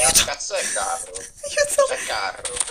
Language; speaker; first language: Italian; native; Italian